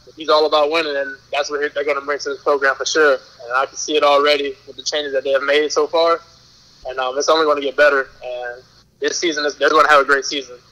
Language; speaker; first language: English; native; English